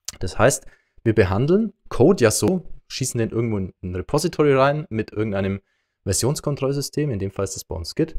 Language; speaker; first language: German; native; German